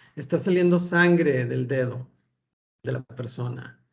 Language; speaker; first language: Spanish; native; Spanish